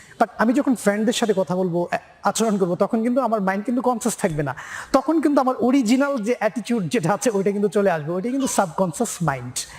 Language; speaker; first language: Bangla; native; Bangla